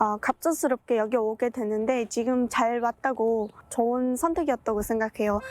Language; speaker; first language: Korean; non-native, fluent; Mongolian